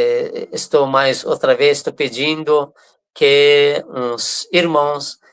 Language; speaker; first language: Portuguese; non-native, fluent; Persian